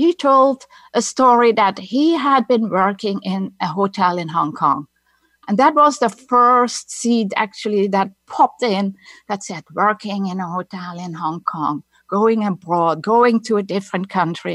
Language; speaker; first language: English; non-native, fluent; Dutch